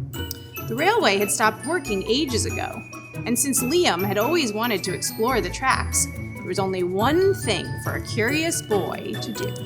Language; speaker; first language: English; native; English